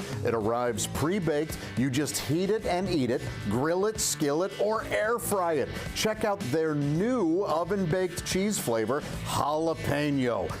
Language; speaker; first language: English; native; English